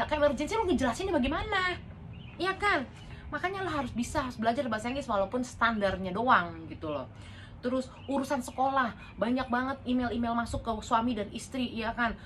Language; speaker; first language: Indonesian; native; Indonesian